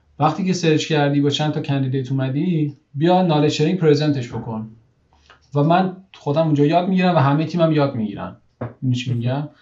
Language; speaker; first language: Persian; native; Persian